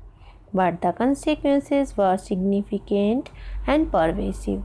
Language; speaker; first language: English; non-native, local second language; Hindi